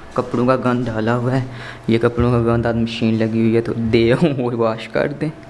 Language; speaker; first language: Urdu; non-native, local second language; Punjabi